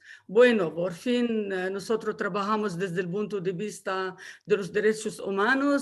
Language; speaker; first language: Spanish; non-native, fluent; Arabic